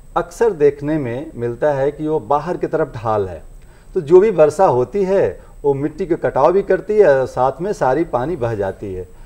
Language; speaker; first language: Hindi; native; Hindi